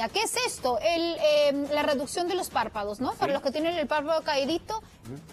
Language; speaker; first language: Spanish; native; Spanish